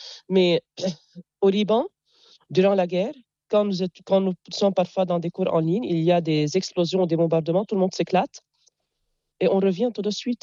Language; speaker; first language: French; non-native, local second language; Arabic